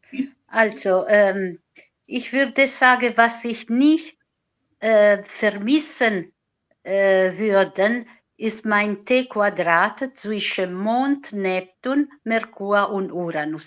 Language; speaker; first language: German; non-native, fluent; Italian